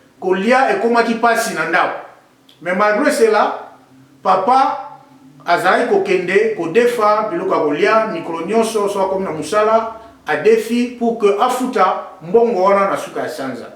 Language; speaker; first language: Lingala; native; Lingala